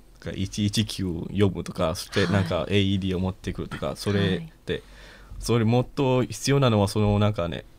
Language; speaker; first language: Japanese; non-native, learner; Malay